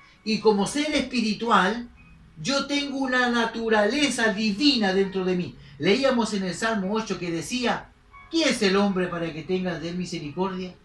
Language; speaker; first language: Spanish; native; Spanish